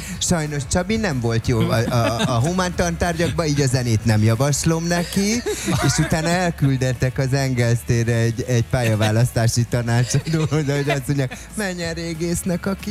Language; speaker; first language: Hungarian; native; Hungarian